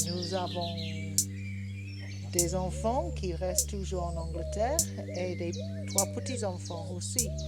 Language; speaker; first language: French; non-native, learner; English